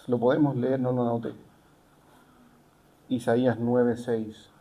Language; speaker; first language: Spanish; native; Spanish